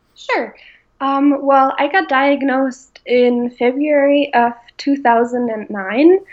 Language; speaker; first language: English; non-native, fluent; German